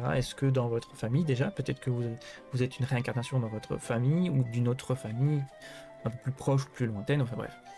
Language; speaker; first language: French; native; French